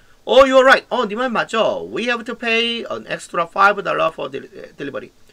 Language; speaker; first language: English; non-native, fluent; Korean